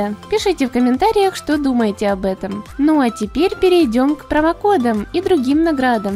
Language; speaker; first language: Russian; native; Russian